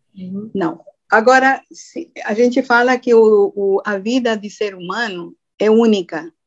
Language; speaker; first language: Portuguese; non-native, fluent; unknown